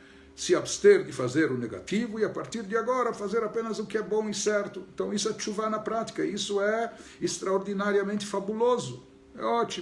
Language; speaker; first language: Portuguese; native; Portuguese